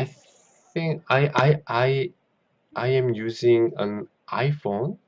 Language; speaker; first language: English; non-native, learner; Korean